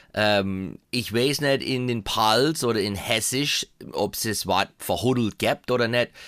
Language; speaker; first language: German; early bilingual, heritage; English